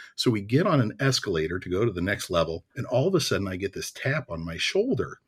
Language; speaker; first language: English; native; English